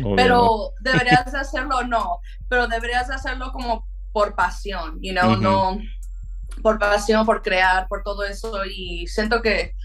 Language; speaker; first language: Spanish; early bilingual, heritage; Spanish